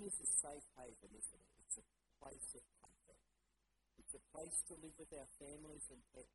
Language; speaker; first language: English; native; English